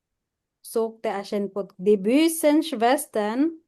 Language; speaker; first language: German; non-native, fluent; Filipino